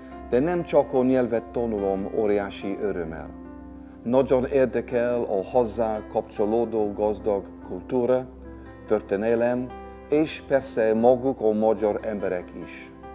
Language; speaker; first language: Hungarian; non-native, learner; English